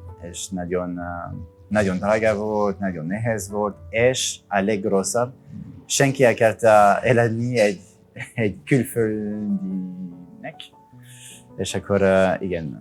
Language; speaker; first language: Hungarian; non-native, learner; French